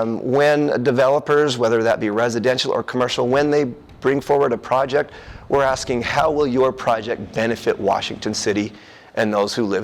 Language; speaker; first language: English; native; English